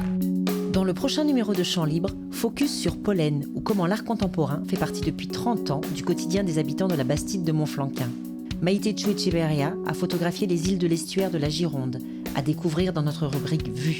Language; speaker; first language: French; native; French